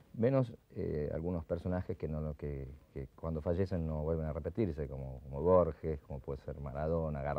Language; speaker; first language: Spanish; native; Spanish